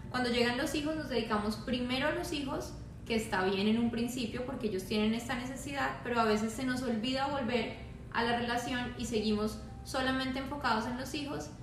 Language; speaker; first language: Spanish; native; Spanish